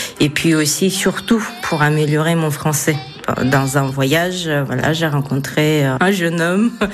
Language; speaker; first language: French; non-native, fluent; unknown